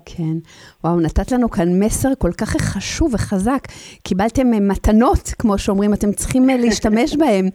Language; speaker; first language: Hebrew; native; Hebrew